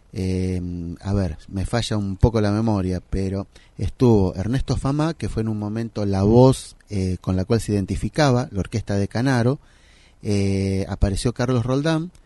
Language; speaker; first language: Spanish; native; Spanish